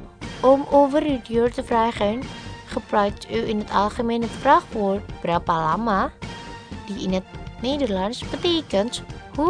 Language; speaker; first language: Dutch; non-native, learner; Indonesian